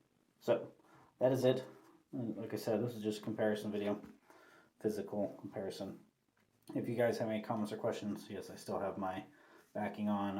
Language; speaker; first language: English; native; English